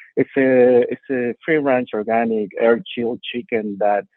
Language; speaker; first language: English; non-native, fluent; Spanish